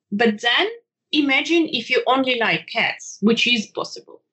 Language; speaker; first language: English; non-native, fluent; Ukrainian